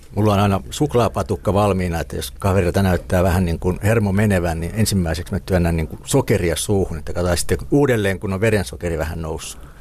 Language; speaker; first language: Finnish; native; Finnish